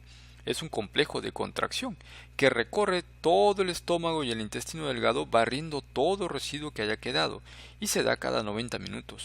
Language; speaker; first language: Spanish; native; Spanish